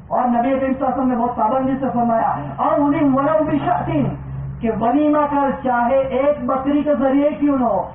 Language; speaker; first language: Urdu; non-native, local second language; Gujarati